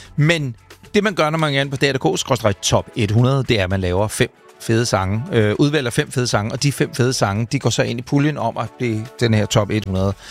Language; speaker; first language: Danish; native; Danish